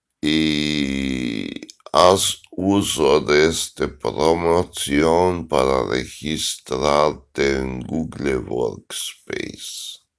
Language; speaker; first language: Spanish; non-native, learner; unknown